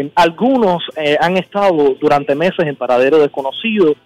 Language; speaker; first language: Spanish; native; Spanish